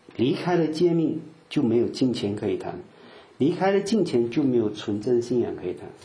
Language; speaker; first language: Chinese; native; Chinese